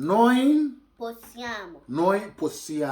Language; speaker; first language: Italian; non-native, fluent; Akan